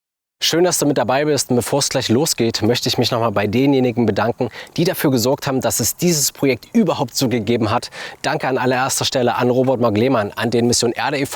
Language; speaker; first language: German; native; German